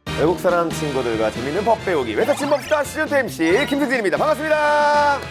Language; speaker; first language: Korean; native; Korean